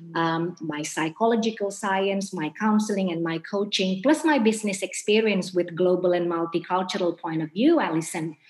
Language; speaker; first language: English; non-native, fluent; Indonesian